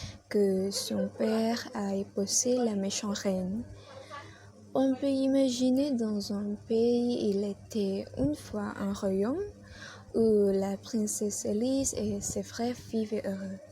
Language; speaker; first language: French; non-native, learner; Indonesian